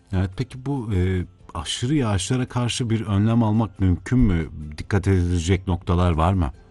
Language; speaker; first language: Turkish; native; Turkish